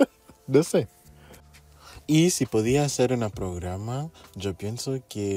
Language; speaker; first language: Spanish; non-native, fluent; English